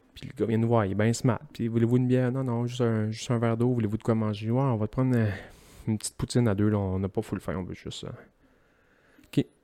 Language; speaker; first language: French; native; French